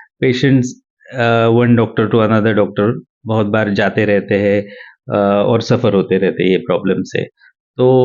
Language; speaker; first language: Hindi; non-native, local second language; Marathi